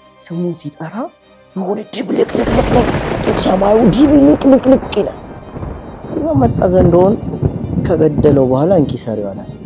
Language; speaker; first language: Amharic; native; Amharic